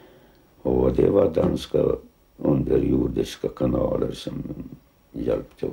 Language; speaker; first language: Swedish; non-native, fluent; Lithuanian